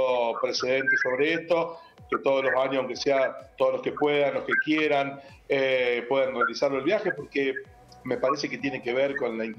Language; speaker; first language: Spanish; native; Spanish